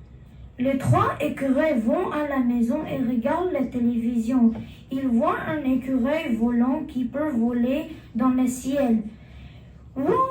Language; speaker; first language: French; non-native, learner; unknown